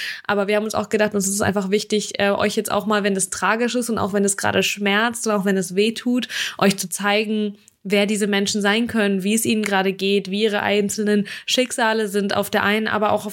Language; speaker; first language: German; early bilingual, other home language; Russian